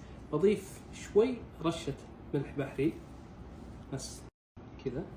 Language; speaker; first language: Arabic; native; Arabic